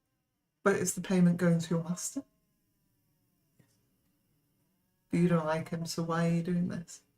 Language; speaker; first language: English; native; English